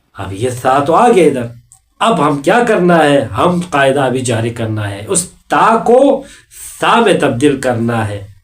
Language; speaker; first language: Urdu; non-native, local second language; Balti